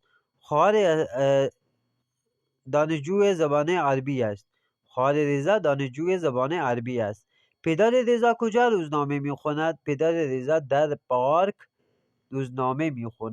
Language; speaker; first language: Persian; non-native, fluent; Urdu